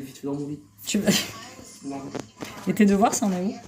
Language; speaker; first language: French; native; French